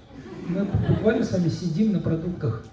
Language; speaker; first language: Russian; native; Russian